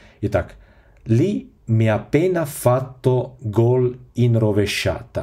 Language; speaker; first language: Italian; non-native, fluent; Russian